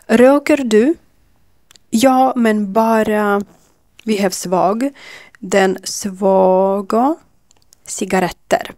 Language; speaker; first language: Swedish; non-native, learner; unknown